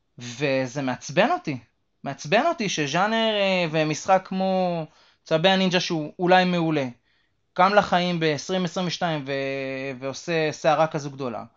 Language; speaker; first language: Hebrew; native; Hebrew